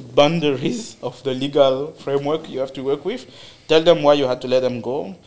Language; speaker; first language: English; non-native, fluent; French